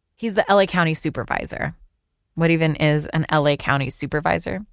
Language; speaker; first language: English; non-native, local second language; Urdu